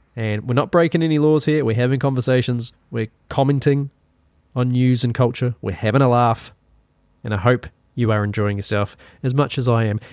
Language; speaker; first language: English; native; English